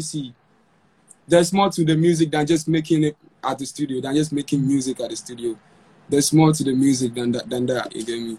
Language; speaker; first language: English; non-native, local second language; Akan